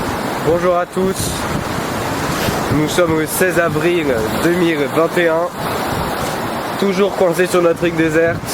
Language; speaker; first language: French; native; French